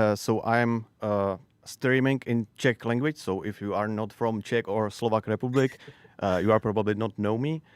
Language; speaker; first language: English; non-native, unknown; Czech